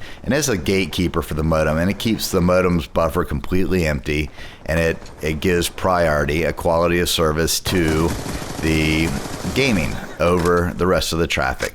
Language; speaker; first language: English; native; English